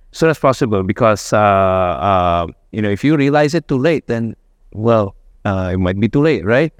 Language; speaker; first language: English; non-native, fluent; Indonesian